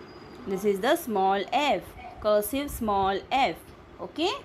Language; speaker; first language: English; non-native, local second language; Hindi